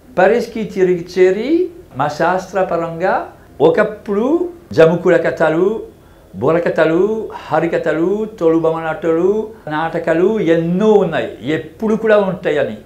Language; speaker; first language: Telugu; non-native, fluent; French